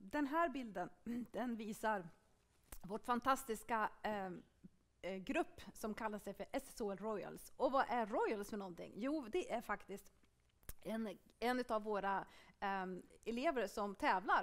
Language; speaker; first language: Swedish; native; Swedish